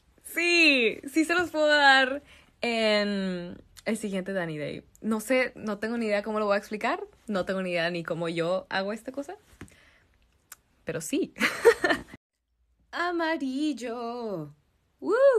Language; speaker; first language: Spanish; native; Spanish